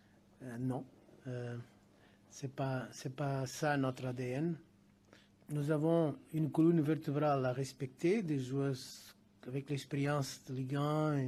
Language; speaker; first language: French; non-native, fluent; Portuguese